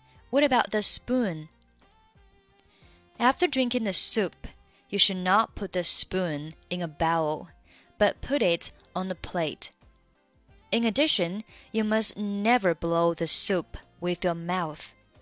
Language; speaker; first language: English; non-native, fluent; Chinese